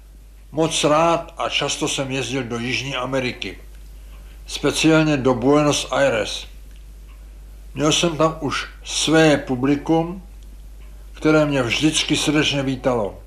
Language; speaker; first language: Czech; native; Czech